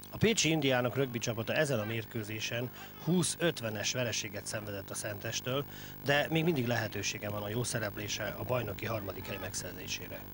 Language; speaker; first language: Hungarian; native; Hungarian